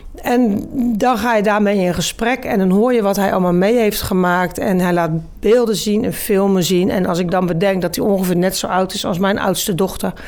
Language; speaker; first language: Dutch; native; Dutch